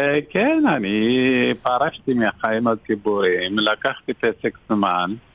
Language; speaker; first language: Hebrew; non-native, fluent; Amharic